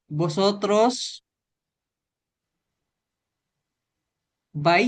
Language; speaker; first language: Spanish; non-native, learner; Filipino